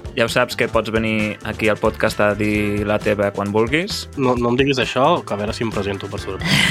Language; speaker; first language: Catalan; native; Catalan